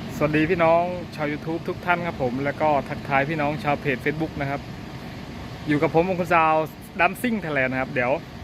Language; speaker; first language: Thai; non-native, local second language; Northern Khmer